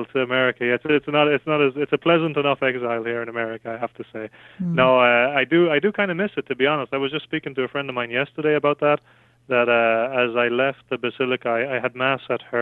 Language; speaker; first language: English; native; English